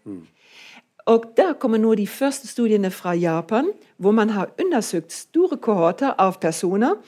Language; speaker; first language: Norwegian; non-native, fluent; German